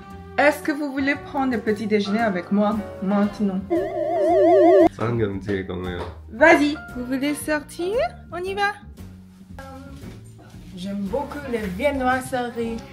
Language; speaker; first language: French; non-native, learner; English